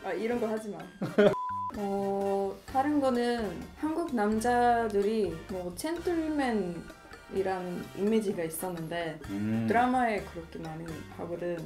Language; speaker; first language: Korean; non-native, fluent; Swedish